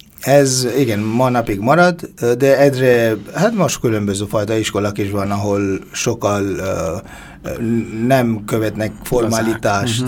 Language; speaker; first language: Hungarian; non-native, fluent; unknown